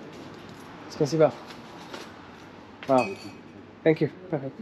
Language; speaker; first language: English; non-native, learner; French